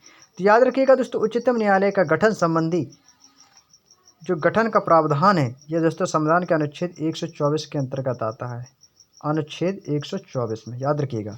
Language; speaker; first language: Hindi; native; Hindi